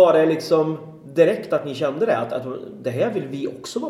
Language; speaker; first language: Swedish; native; Swedish